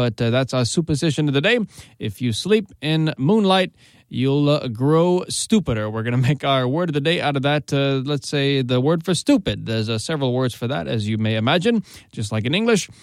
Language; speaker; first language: English; native; English